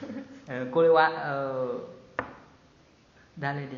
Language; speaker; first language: Japanese; non-native, learner; Vietnamese